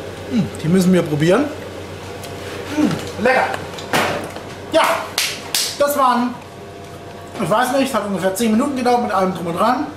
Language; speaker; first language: German; native; German